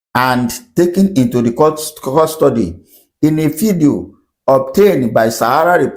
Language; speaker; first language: English; non-native, local second language; Yoruba